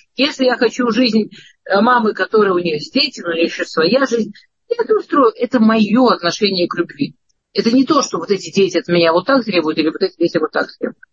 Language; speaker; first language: Russian; early bilingual, heritage; Russian